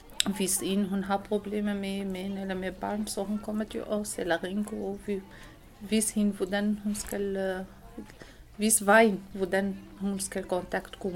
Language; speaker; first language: Danish; non-native, learner; Arabic